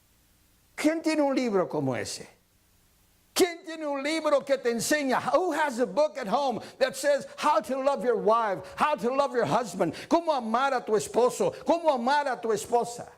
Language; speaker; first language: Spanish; early bilingual, heritage; Spanish